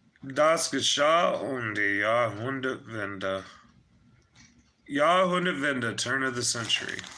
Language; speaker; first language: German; non-native, fluent; English